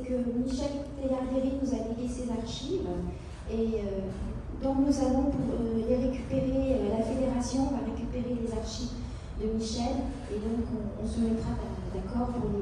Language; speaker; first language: French; native; French